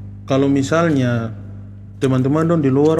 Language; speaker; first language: Malay; native; Malay